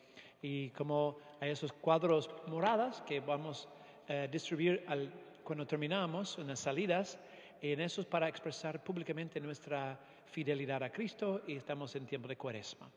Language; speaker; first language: Spanish; non-native, fluent; English